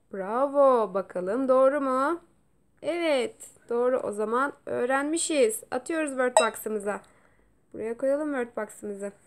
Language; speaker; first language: Turkish; native; Turkish